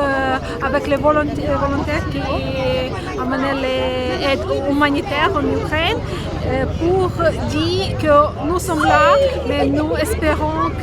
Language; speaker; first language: French; non-native, learner; Ukrainian